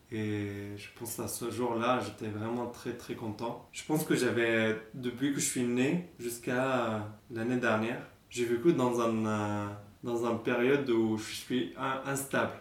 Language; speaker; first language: French; non-native, fluent; Arabic